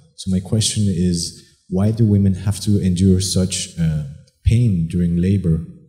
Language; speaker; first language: English; non-native, fluent; Spanish